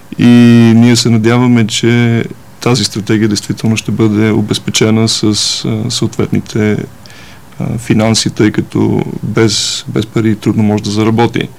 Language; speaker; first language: Bulgarian; native; Bulgarian